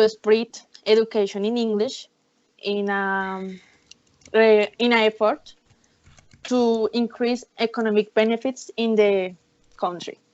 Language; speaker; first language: English; non-native, learner; Spanish